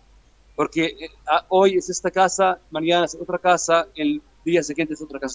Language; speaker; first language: Spanish; non-native, fluent; Arabic